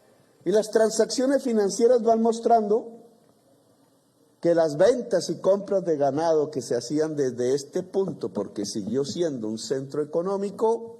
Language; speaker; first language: Spanish; native; Spanish